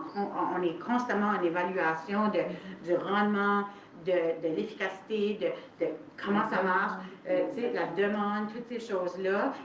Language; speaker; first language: French; native; French